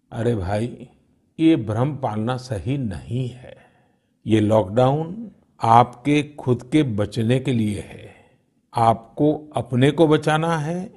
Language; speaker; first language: Hindi; non-native, local second language; Gujarati